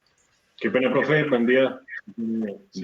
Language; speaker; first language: Spanish; native; Spanish